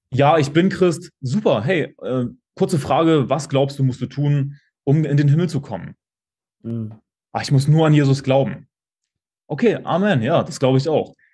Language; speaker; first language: German; native; German